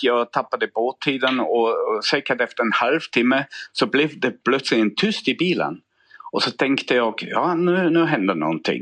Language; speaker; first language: Swedish; non-native, fluent; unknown